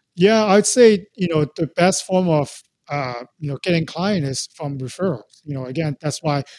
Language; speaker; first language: English; non-native, local second language; Cantonese